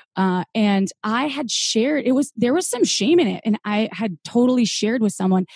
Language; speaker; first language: English; native; English